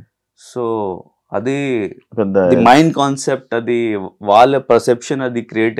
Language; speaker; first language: Telugu; non-native, local second language; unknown